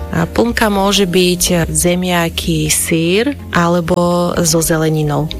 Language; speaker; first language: Slovak; non-native, fluent; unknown